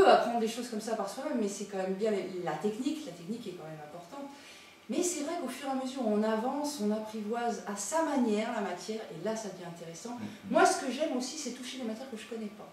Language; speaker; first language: French; native; French